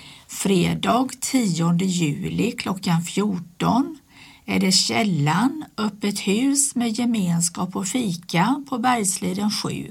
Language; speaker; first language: Swedish; native; Swedish